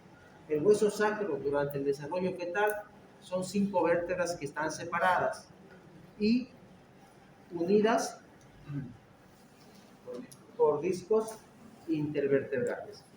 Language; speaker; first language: Spanish; native; Spanish